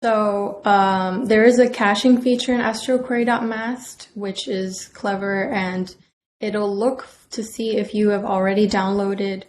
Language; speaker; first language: English; native; English